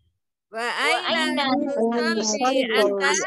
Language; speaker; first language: Arabic; non-native, learner; Indonesian